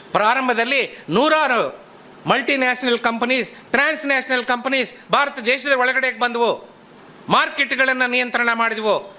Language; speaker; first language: Kannada; non-native, local second language; Telugu